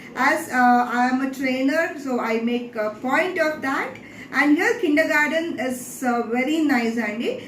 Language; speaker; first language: English; non-native, local second language; Telugu